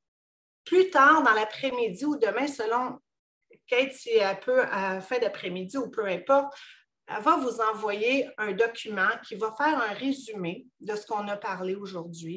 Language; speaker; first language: French; native; French